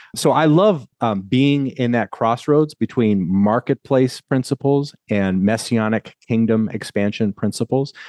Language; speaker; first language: English; native; English